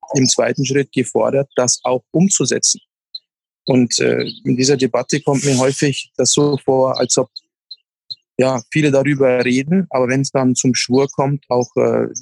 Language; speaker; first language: German; native; German